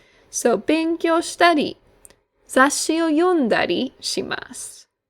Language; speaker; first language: Japanese; non-native, fluent; English